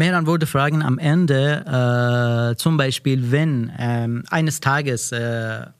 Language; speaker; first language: German; non-native, learner; Persian